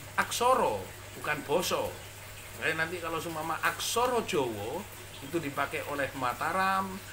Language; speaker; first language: Indonesian; non-native, local second language; Javanese